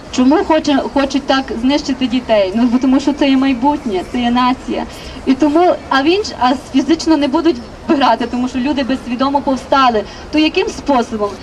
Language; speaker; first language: Ukrainian; native; Ukrainian